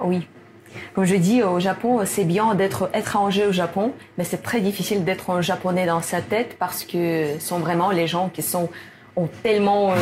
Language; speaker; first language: French; non-native, fluent; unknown